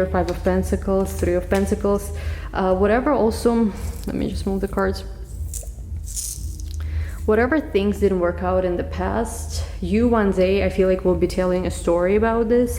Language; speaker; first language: English; non-native, fluent; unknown